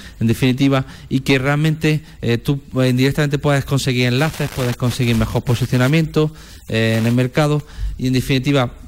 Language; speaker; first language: Spanish; native; Spanish